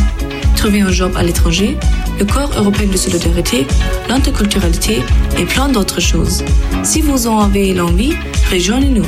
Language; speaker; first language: French; non-native, fluent; German